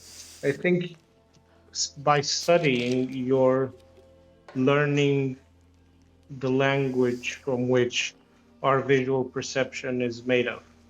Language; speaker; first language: English; non-native, fluent; Romanian